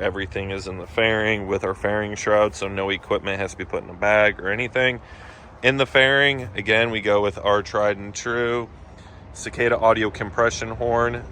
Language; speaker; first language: English; native; English